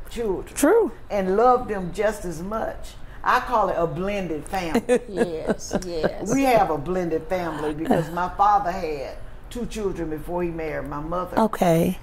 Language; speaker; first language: English; native; English